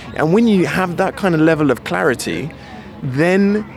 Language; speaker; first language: English; native; English